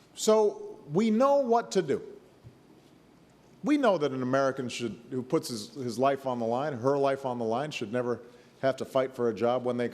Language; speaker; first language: English; native; English